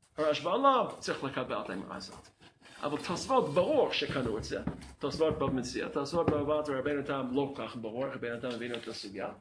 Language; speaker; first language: Hebrew; non-native, fluent; English